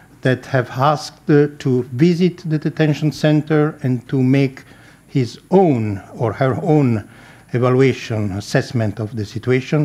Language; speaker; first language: English; non-native, fluent; Italian